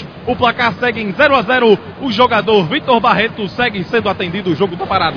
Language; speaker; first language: Portuguese; native; Portuguese